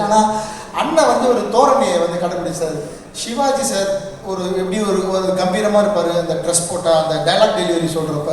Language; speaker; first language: Tamil; native; Tamil